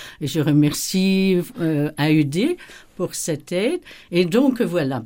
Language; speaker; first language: French; native; French